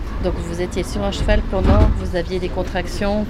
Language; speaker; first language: French; native; French